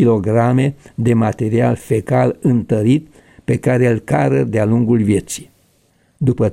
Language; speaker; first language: Romanian; native; Romanian